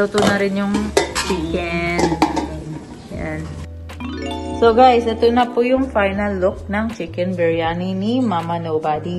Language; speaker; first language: Filipino; early bilingual, other home language; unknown